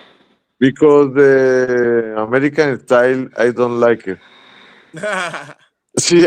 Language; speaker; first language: English; non-native, learner; Spanish